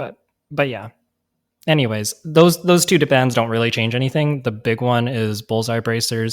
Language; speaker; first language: English; native; English